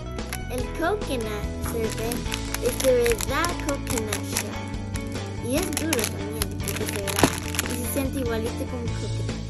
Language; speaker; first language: Spanish; early bilingual, heritage; Spanish